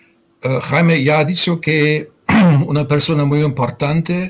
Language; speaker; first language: Spanish; non-native, fluent; German